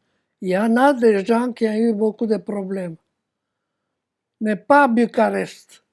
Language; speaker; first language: French; non-native, fluent; Romanian